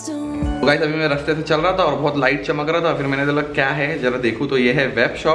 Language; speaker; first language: Hindi; native; Hindi